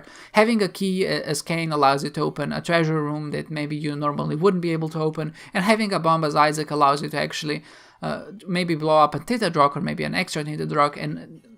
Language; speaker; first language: English; non-native, fluent; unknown